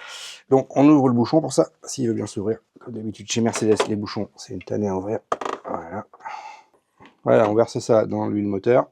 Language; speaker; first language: French; native; French